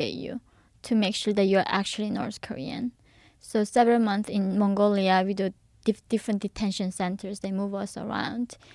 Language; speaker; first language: English; early bilingual, other home language; Korean